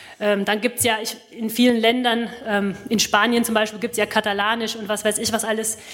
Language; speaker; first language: German; native; German